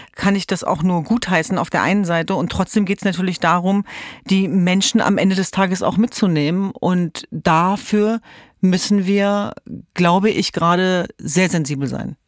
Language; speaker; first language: German; native; German